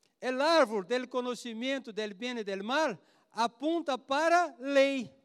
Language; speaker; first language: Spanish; non-native, learner; Portuguese